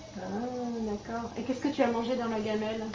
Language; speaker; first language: French; native; French